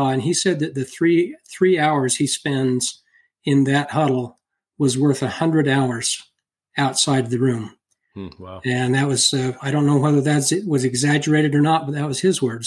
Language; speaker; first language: English; native; English